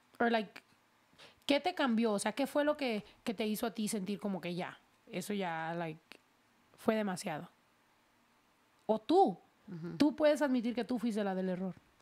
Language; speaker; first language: Spanish; early bilingual, heritage; Spanish